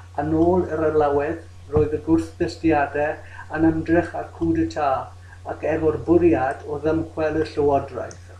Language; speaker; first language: Welsh; non-native, local second language; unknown